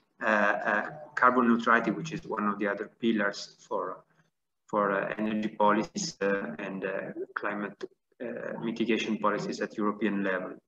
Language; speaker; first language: English; non-native, fluent; Italian